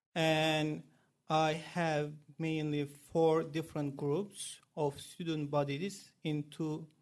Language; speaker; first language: English; non-native, fluent; Turkish